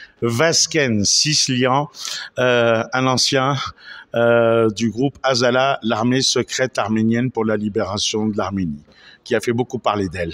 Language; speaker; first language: French; native; French